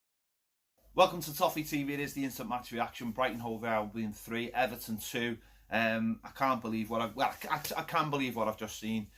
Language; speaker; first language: English; native; English